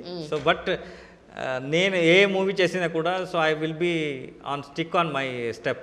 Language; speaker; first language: Telugu; non-native, learner; Kannada